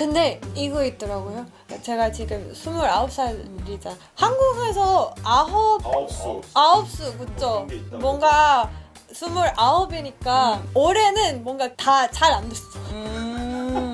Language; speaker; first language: Korean; non-native, fluent; Spanish